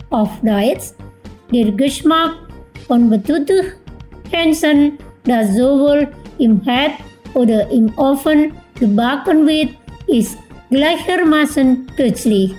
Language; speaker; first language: German; non-native, fluent; Indonesian